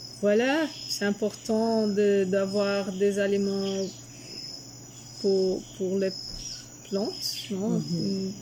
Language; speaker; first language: French; non-native, fluent; Portuguese